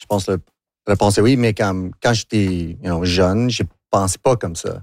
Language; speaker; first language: French; non-native, local second language; English